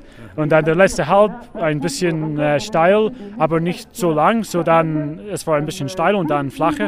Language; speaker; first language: German; non-native, learner; English